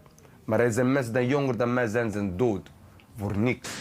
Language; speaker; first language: Dutch; early bilingual, other home language; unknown